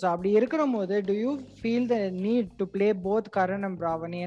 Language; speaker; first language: English; non-native, local second language; Tamil